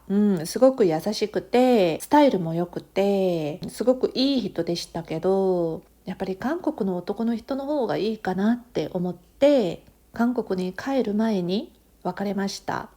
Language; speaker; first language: Japanese; non-native, fluent; Korean